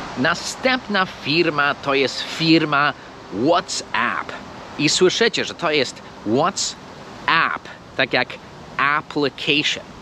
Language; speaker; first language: Polish; non-native, fluent; English